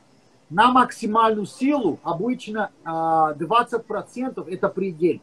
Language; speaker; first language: Russian; non-native, learner; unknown